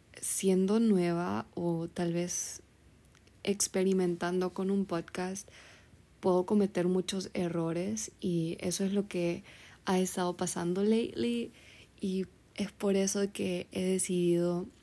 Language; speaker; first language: Spanish; early bilingual, heritage; Spanish